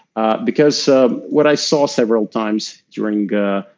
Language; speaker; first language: English; non-native, fluent; Russian